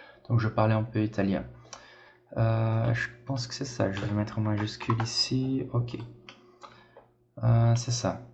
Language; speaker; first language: French; non-native, fluent; Portuguese